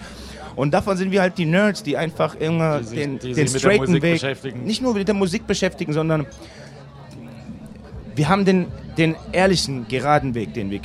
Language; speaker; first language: German; native; German